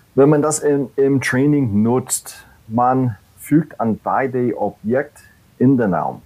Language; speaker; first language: German; non-native, fluent; English